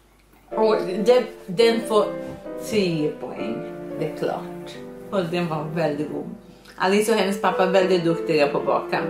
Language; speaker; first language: Swedish; non-native, learner; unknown